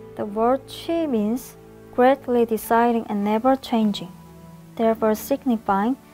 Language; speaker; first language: English; non-native, fluent; Korean